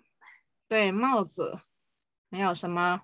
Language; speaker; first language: Chinese; non-native, fluent; Vietnamese